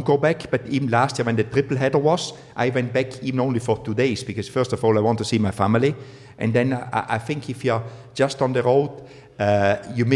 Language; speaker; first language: English; non-native, fluent; German